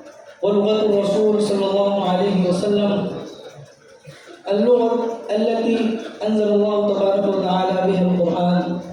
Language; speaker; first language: Arabic; non-native, fluent; Urdu